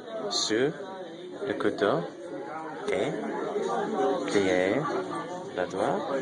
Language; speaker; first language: French; non-native, learner; English